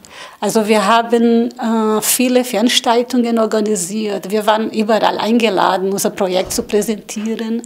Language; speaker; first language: German; non-native, learner; Portuguese